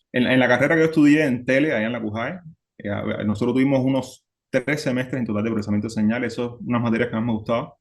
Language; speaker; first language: Spanish; native; Spanish